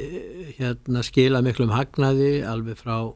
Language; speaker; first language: Icelandic; native; Icelandic